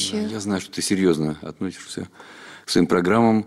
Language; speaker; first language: Russian; native; Russian